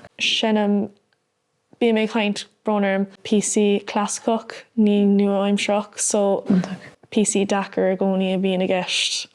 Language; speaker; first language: Irish; non-native, local second language; English